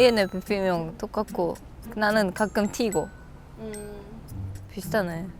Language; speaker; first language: Korean; non-native, fluent; Japanese